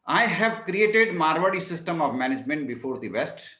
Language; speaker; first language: English; non-native, local second language; Hindi